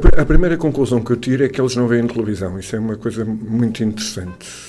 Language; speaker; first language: Portuguese; native; Portuguese